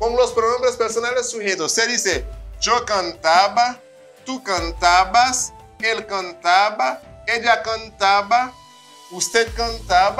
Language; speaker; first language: Spanish; non-native, fluent; Haitian Creole